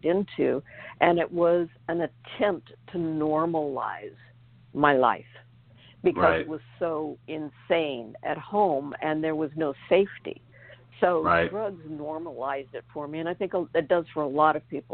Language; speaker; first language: English; native; English